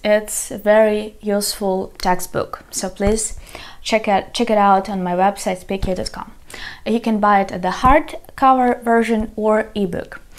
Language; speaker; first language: English; non-native, fluent; Ukrainian